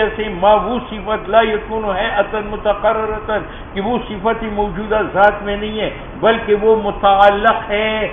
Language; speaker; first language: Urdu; non-native, local second language; Pashto